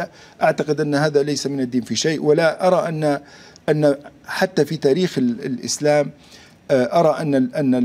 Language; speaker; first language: Arabic; native; Arabic